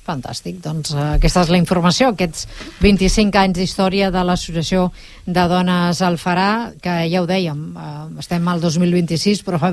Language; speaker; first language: Catalan; native; Catalan